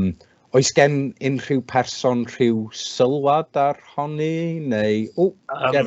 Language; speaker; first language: Welsh; non-native, local second language; English